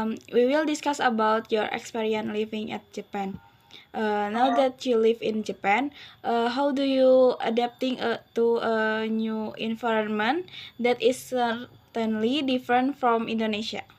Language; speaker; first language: English; non-native, learner; Indonesian